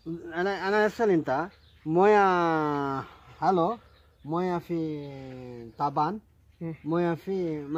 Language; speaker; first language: Arabic; non-native, learner; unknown